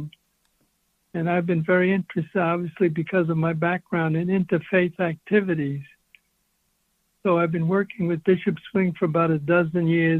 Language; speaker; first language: English; native; English